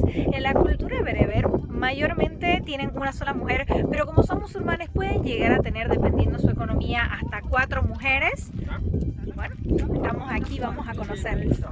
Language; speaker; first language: Spanish; native; Spanish